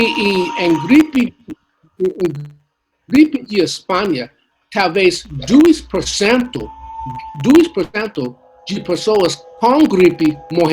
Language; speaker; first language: Portuguese; non-native, learner; English